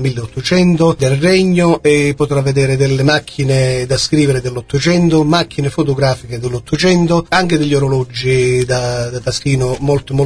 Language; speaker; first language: Italian; native; Italian